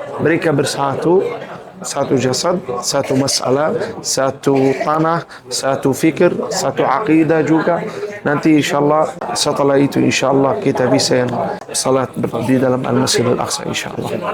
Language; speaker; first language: Indonesian; non-native, learner; Arabic